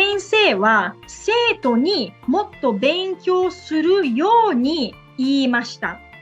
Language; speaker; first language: Japanese; non-native, fluent; Portuguese